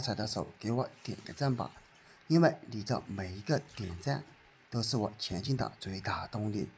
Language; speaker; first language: Chinese; native; Chinese